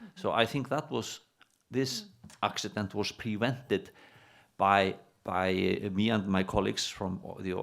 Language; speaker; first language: English; non-native, fluent; Icelandic